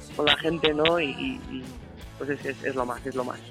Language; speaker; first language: Spanish; non-native, local second language; Basque